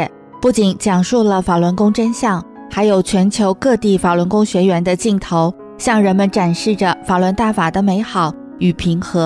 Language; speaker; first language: Chinese; native; Chinese